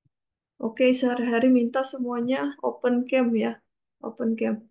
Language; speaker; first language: Indonesian; native; Indonesian